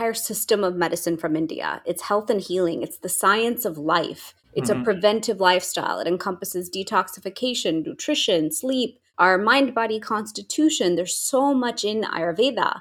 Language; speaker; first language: English; native; English